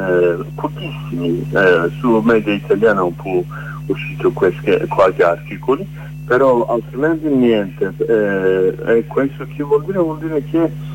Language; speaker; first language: Italian; non-native, learner; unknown